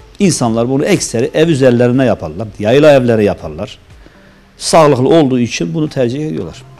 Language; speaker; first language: Turkish; native; Turkish